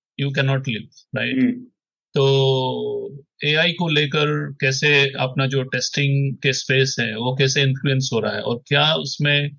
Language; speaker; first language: Hindi; non-native, local second language; Odia